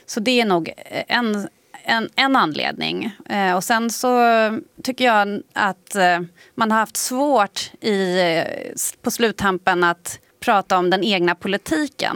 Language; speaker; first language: Swedish; native; Swedish